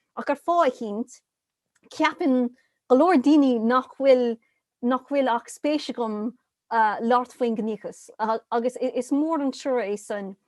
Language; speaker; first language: Irish; non-native, local second language; English